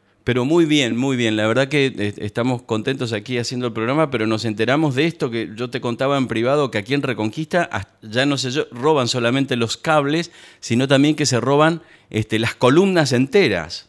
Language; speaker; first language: Spanish; native; Spanish